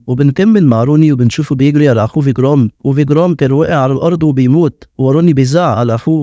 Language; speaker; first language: Arabic; native; Arabic